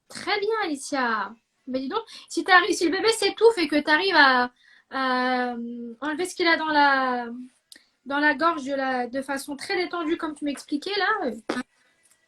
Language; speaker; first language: French; native; French